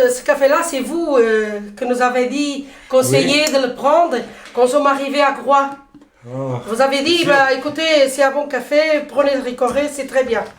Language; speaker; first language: French; non-native, learner; Portuguese